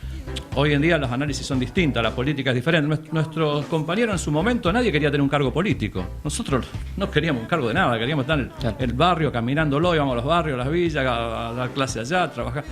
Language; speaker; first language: Spanish; native; Spanish